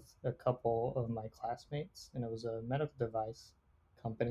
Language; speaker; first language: English; native; English